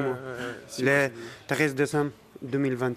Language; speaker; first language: French; non-native, learner; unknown